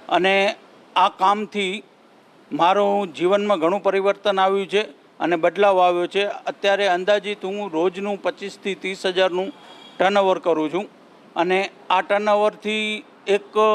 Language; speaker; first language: Gujarati; native; Gujarati